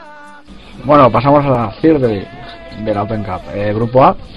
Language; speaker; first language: Spanish; native; Spanish